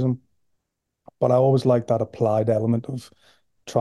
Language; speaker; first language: English; native; English